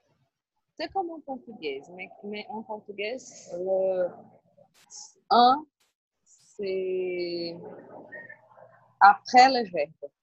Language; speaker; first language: French; non-native, learner; Portuguese